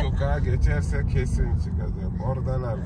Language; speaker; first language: Turkish; non-native, fluent; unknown